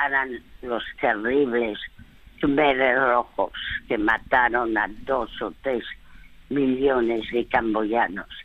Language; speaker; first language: Spanish; non-native, fluent; French